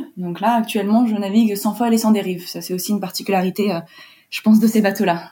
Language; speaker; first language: French; early bilingual, heritage; French